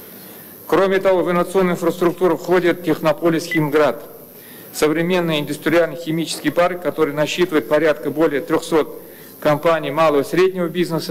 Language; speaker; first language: Russian; native; Russian